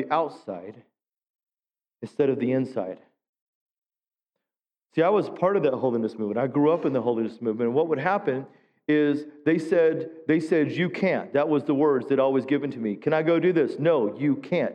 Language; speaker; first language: English; native; English